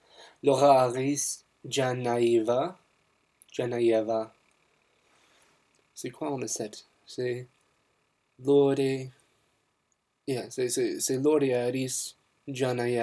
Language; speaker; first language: French; non-native, fluent; English